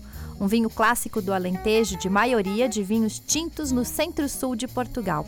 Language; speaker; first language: Portuguese; native; Portuguese